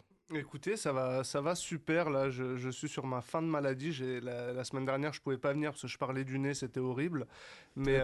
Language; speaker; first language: French; native; French